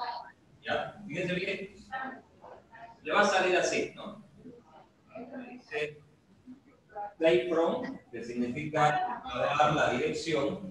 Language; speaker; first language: Spanish; native; Spanish